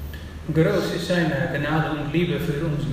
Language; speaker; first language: German; non-native, fluent; Dutch